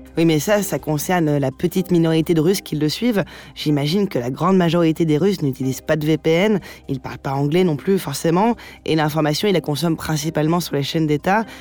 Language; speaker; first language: French; native; French